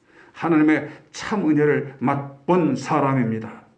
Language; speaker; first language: Korean; native; Korean